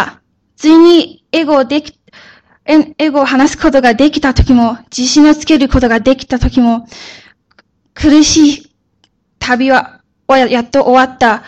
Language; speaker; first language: Japanese; early bilingual, other home language; Chinese